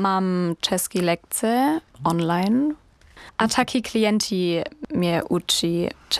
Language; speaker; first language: Czech; non-native, learner; German